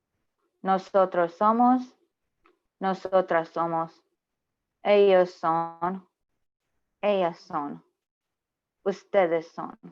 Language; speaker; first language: Spanish; non-native, learner; English